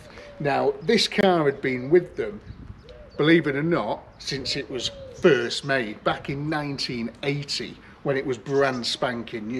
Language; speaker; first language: English; native; English